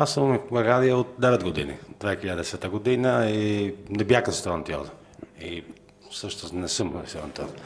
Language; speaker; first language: Bulgarian; non-native, fluent; Italian